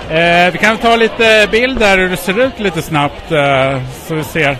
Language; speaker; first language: Swedish; native; Swedish